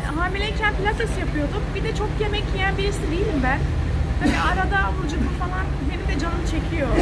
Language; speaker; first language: Turkish; early bilingual, heritage; Turkish